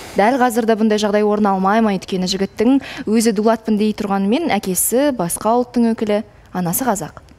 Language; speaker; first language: Kazakh; native; Kazakh